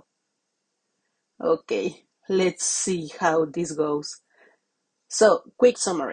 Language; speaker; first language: English; non-native, fluent; Spanish